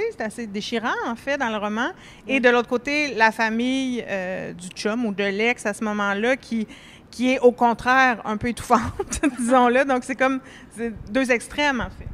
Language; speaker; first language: French; native; French